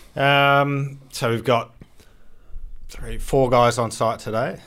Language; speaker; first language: English; native; English